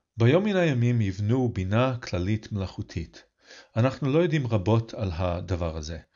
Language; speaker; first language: Hebrew; non-native, fluent; English